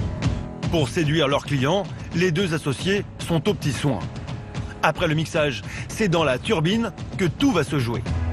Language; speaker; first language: French; native; French